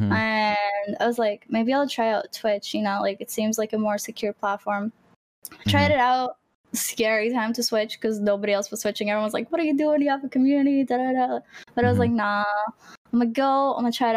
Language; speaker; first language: English; non-native, fluent; Greek